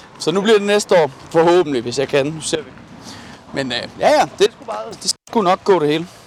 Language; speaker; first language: Danish; early bilingual, other home language; Persian